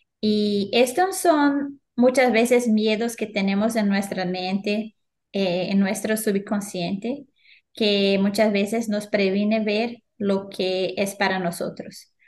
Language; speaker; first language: Spanish; non-native, fluent; Portuguese